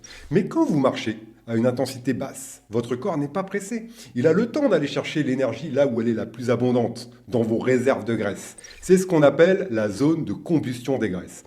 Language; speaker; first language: French; native; French